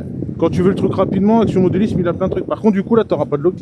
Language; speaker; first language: French; native; French